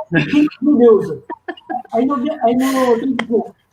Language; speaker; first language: English; non-native, learner; French